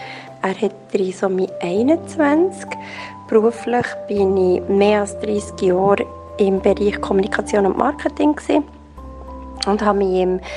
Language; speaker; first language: German; native; German